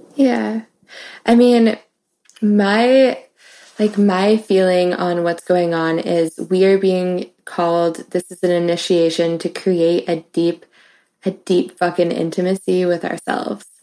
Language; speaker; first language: English; native; English